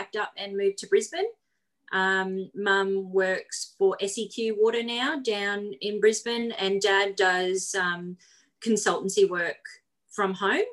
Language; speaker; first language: English; native; English